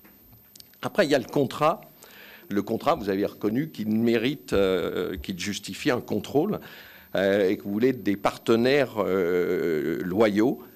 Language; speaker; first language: French; native; French